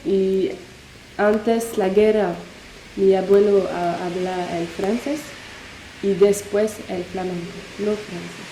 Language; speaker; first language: Spanish; non-native, learner; French